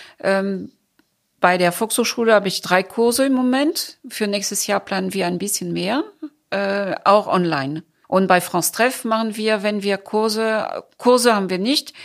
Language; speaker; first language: German; non-native, fluent; French